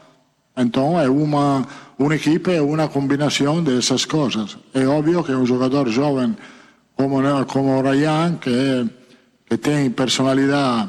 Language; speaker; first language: Portuguese; non-native, fluent; Italian